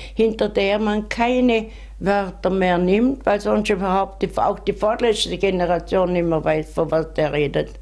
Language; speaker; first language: German; native; German